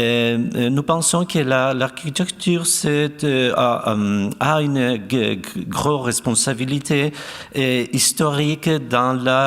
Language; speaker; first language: French; non-native, fluent; Spanish